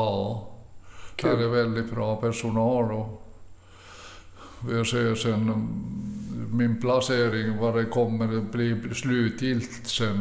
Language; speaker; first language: Swedish; early bilingual, other home language; Finnish